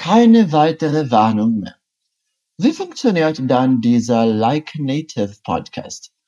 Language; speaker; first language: German; non-native, fluent; Portuguese